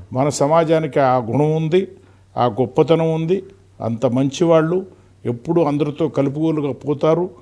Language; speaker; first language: Telugu; native; Telugu